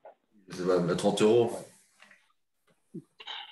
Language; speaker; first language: French; native; French